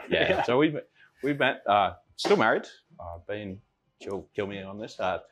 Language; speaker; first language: English; native; English